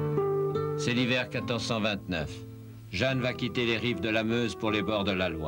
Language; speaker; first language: French; native; French